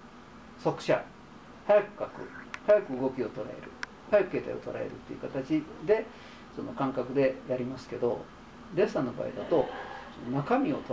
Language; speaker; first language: Japanese; native; Japanese